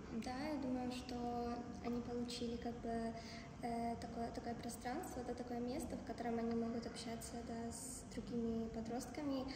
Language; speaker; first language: Russian; non-native, fluent; Polish